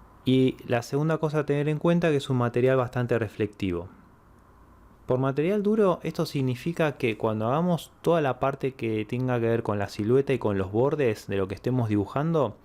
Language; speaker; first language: Spanish; native; Spanish